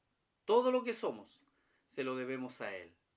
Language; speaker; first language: Spanish; native; Spanish